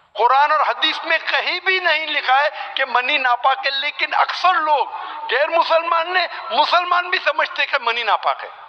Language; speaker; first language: Urdu; non-native, local second language; Konkani